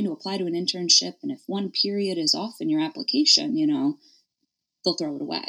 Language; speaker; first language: English; native; English